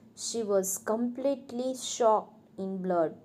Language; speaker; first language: English; non-native, local second language; Gujarati